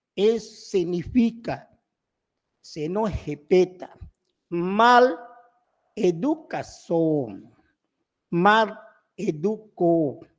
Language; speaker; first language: Spanish; non-native, local second language; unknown